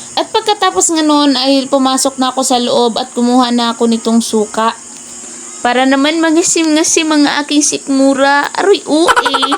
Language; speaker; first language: Filipino; non-native, local second language; Cebuano